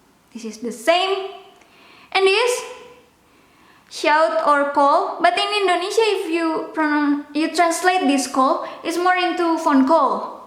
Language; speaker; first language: English; non-native, local second language; Indonesian